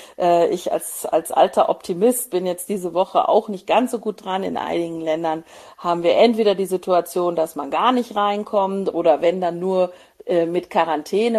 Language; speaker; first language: German; native; German